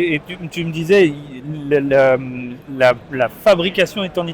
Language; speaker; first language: French; native; French